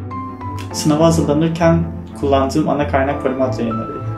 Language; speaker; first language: Turkish; native; Turkish